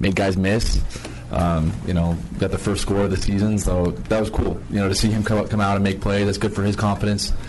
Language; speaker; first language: English; native; English